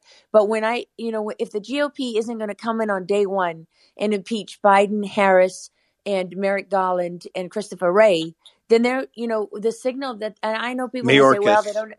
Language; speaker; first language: English; native; English